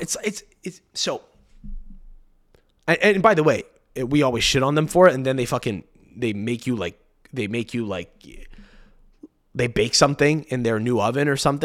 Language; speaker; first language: English; early bilingual, other home language; Italian